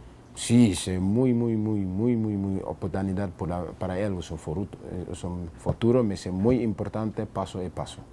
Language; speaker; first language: Spanish; non-native, learner; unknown